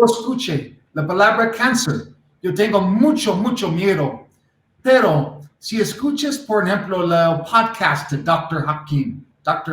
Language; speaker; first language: Spanish; non-native, learner; English